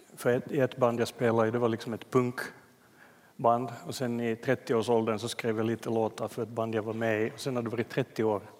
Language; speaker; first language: Swedish; native; Swedish